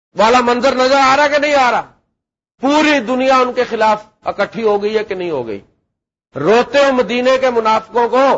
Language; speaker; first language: Urdu; non-native, local second language; Punjabi